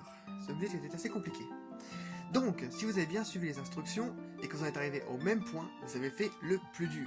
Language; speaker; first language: French; native; French